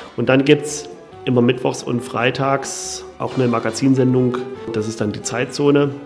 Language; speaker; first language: German; native; German